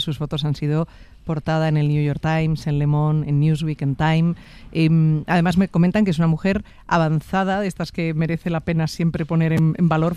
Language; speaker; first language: Spanish; native; Spanish